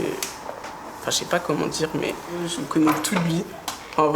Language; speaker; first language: French; native; French